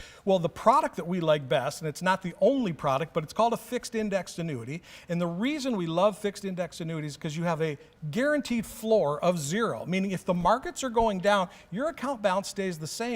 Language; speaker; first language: English; native; English